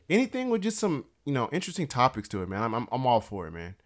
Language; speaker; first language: English; native; English